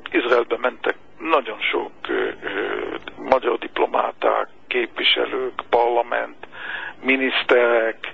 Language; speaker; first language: Hungarian; non-native, fluent; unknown